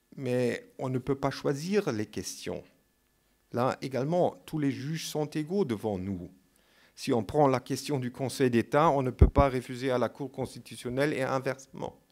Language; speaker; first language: French; non-native, fluent; German